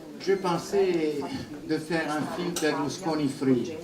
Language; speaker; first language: French; non-native, fluent; Italian